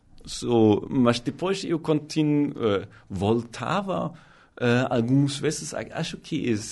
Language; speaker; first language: Portuguese; non-native, learner; German